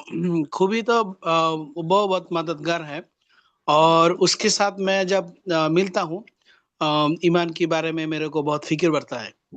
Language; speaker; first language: Hindi; non-native, learner; Bangla